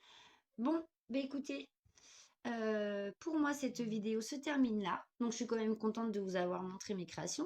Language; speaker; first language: French; native; French